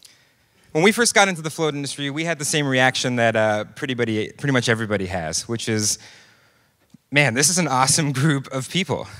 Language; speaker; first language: English; native; English